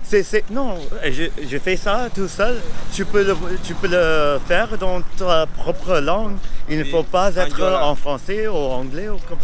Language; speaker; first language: French; non-native, fluent; English